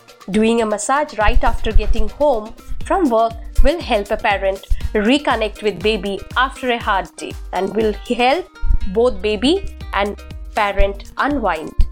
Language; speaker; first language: English; non-native, local second language; Bangla